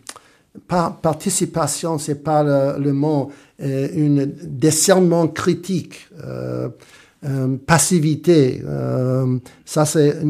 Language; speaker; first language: French; non-native, fluent; English